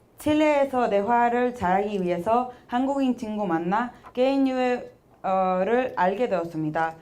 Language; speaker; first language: Korean; non-native, fluent; Spanish